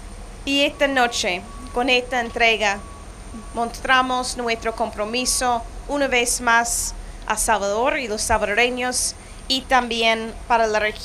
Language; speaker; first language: Spanish; non-native, fluent; English